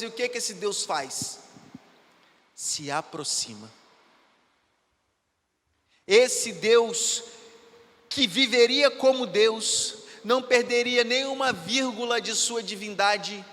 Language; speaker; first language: Portuguese; native; Portuguese